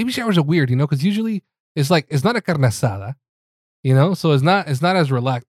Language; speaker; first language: English; early bilingual, other home language; Spanish